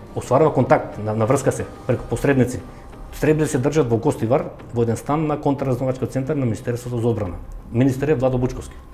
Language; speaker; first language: Macedonian; native; Macedonian